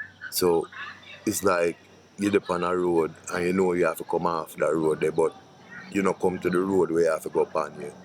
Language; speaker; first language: English; native; English